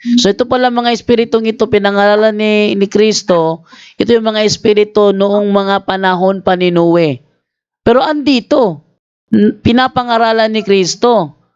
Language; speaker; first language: Filipino; native; Filipino